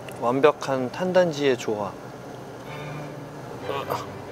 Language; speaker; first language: Korean; native; Korean